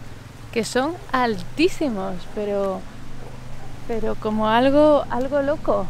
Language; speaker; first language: Spanish; native; Spanish